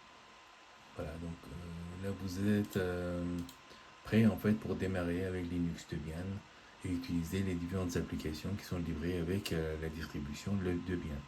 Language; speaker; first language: French; native; French